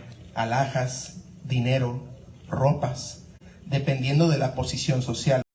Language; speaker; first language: Spanish; native; Spanish